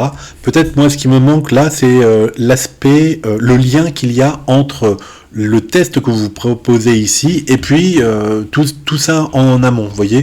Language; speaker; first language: French; native; French